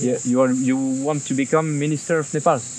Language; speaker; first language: English; non-native, fluent; French